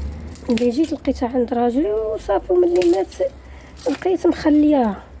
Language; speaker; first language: Arabic; native; Arabic